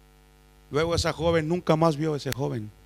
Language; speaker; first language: Spanish; native; Spanish